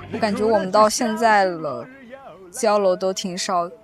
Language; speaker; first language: Chinese; native; Chinese